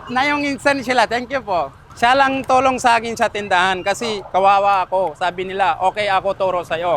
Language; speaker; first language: Filipino; non-native, learner; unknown